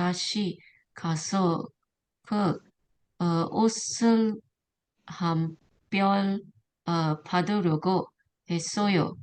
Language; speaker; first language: Korean; non-native, learner; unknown